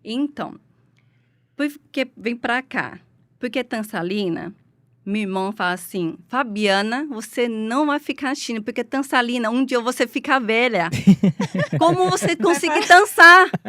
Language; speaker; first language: Portuguese; non-native, learner; Chinese